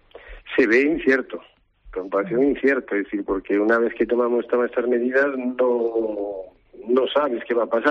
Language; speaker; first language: Spanish; native; Spanish